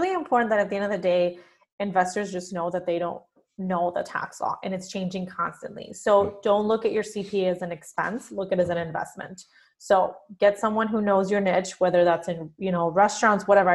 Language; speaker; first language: English; non-native, fluent; Spanish